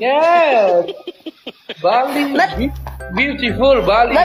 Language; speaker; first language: English; non-native, learner; Indonesian